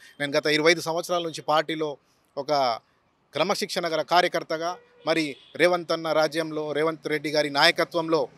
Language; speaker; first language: Telugu; non-native, local second language; Lambadi